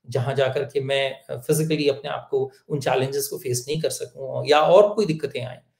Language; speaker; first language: Hindi; native; Hindi